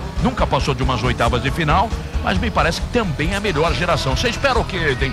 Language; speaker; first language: Portuguese; native; Portuguese